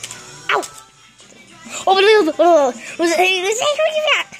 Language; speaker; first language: English; native; English